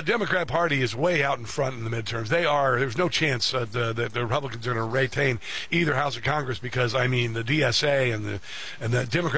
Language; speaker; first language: English; native; English